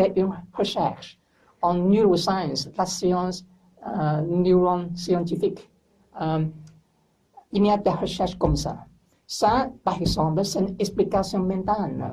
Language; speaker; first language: French; non-native, learner; English